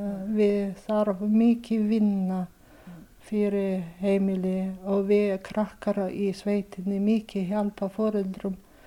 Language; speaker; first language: Icelandic; non-native, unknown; Ukrainian